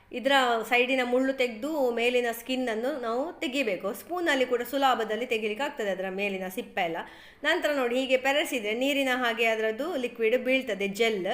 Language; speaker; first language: Kannada; non-native, local second language; Tulu